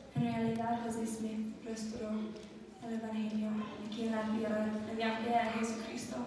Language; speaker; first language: Spanish; non-native, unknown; English